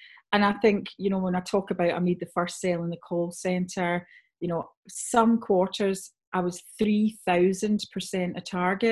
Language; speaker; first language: English; native; English